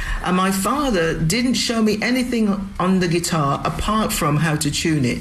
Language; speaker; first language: English; native; English